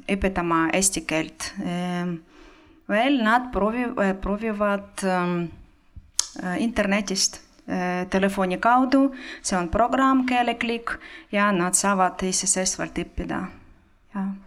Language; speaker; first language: Estonian; non-native, fluent; Ukrainian